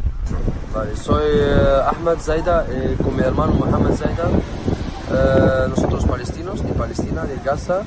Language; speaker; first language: Spanish; non-native, learner; Arabic